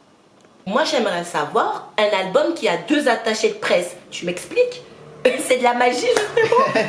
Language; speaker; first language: French; native; French